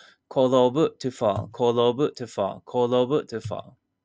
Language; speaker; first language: English; native; English